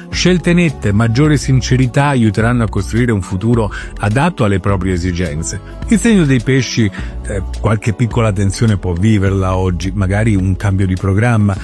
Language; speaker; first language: Italian; native; Italian